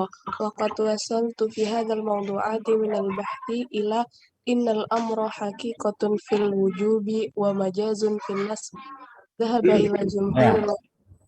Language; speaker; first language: Arabic; non-native, learner; Indonesian